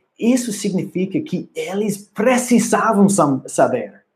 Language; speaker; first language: Portuguese; non-native, learner; English